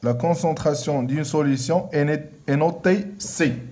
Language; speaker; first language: French; non-native, local second language; Arabic